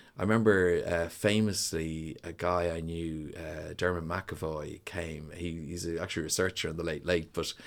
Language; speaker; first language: English; native; English